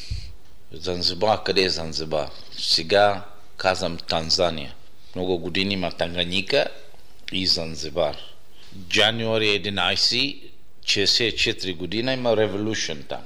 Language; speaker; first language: Bulgarian; non-native, learner; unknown